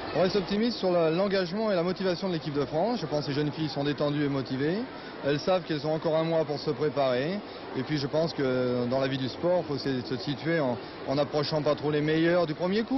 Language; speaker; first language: French; native; French